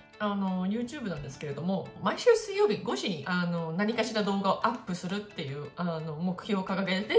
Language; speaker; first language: Japanese; native; Japanese